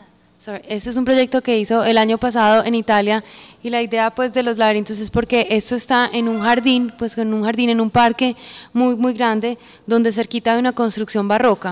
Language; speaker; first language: Spanish; native; Spanish